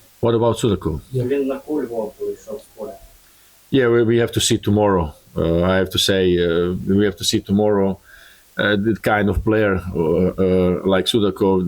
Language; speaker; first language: English; non-native, learner; Croatian